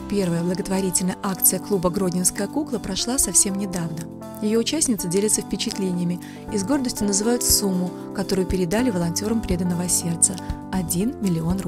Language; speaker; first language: Russian; native; Russian